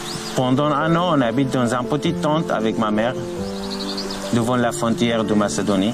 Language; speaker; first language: French; non-native, learner; Arabic